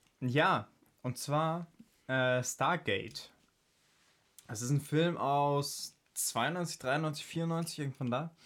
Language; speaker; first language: German; native; German